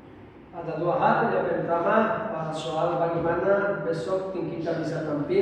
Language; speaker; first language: Indonesian; non-native, fluent; Portuguese